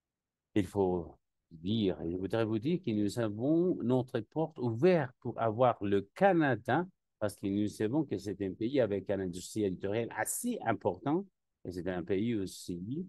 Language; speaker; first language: French; non-native, learner; Spanish